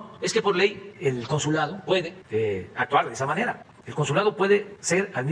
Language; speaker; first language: Spanish; native; Spanish